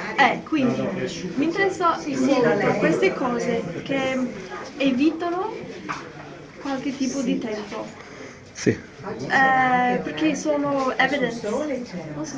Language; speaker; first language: Italian; non-native, learner; English